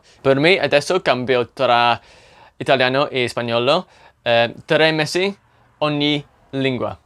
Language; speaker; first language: Italian; non-native, learner; English